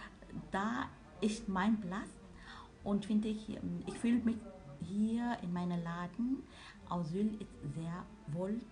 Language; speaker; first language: German; non-native, learner; Vietnamese